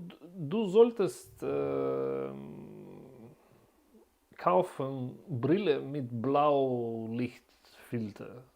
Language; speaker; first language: German; non-native, learner; Russian